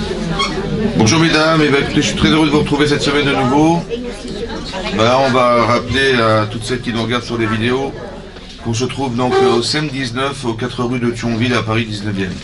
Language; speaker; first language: French; native; French